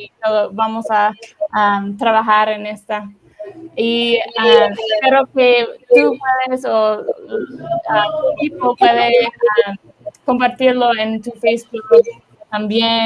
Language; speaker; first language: Spanish; non-native, learner; English